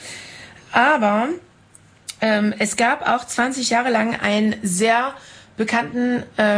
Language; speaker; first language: German; non-native, fluent; French